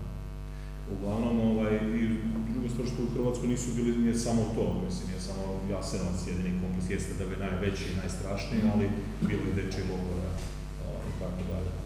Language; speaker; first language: Serbian; native; Serbian